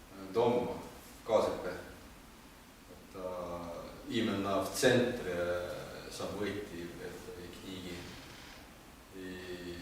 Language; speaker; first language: Russian; non-native, learner; Estonian